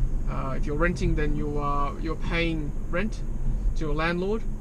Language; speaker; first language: English; native; English